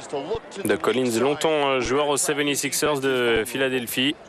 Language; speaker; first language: French; native; French